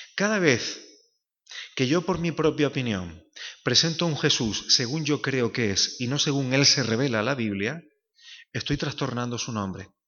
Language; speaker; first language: Spanish; native; Spanish